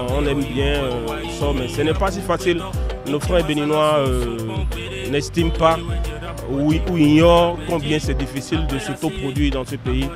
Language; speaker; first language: French; native; French